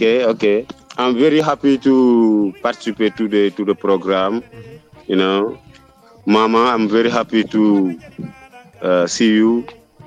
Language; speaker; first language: English; non-native, learner; Wolof